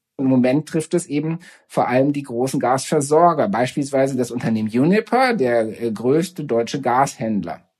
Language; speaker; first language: German; native; German